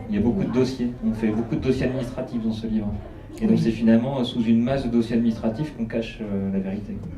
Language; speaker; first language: French; native; French